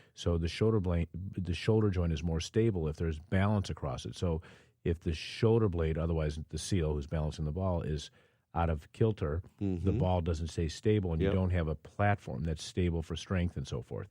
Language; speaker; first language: English; native; English